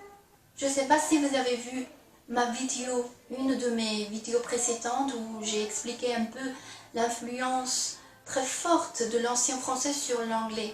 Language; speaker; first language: French; non-native, fluent; Chinese